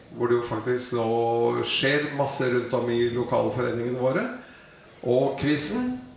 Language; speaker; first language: Norwegian; native; Norwegian